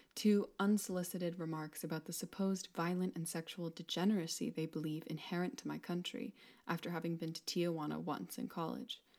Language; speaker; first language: English; non-native, fluent; Spanish